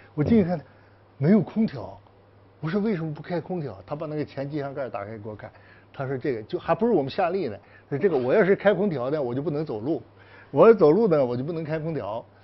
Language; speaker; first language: Chinese; native; Chinese